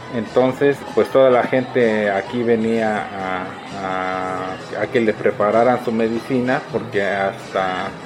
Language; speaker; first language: Spanish; native; Spanish